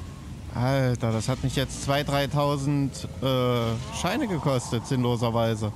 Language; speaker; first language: German; native; German